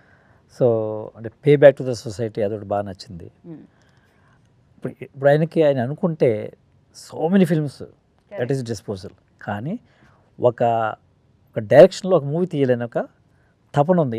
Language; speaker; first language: Telugu; native; Telugu